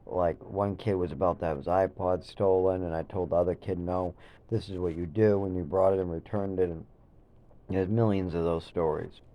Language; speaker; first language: English; native; English